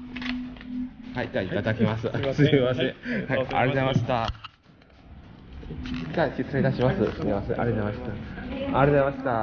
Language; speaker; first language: Japanese; non-native, fluent; Chinese